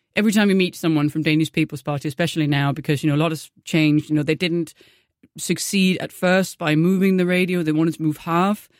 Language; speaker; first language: English; non-native, fluent; Danish